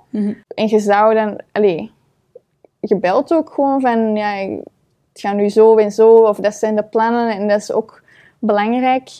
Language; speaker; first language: Dutch; native; Dutch